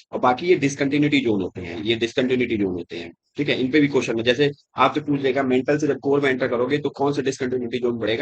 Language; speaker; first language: Hindi; native; Hindi